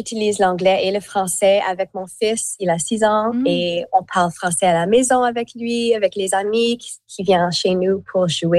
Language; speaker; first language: French; non-native, local second language; English